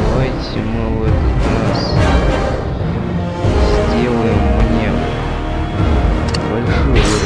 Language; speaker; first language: Russian; native; Russian